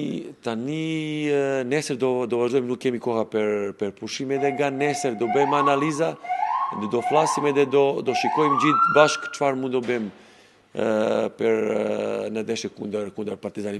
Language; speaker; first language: Albanian; non-native, learner; Serbian